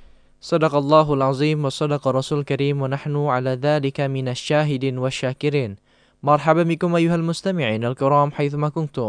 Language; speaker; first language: Arabic; non-native, fluent; Indonesian